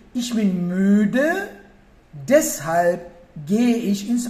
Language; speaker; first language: German; non-native, fluent; Sinhala